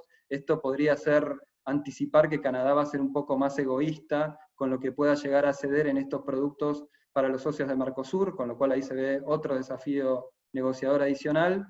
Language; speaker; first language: Spanish; native; Spanish